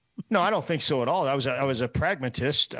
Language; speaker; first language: English; native; English